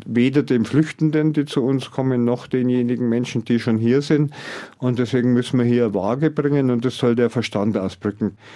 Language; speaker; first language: German; native; German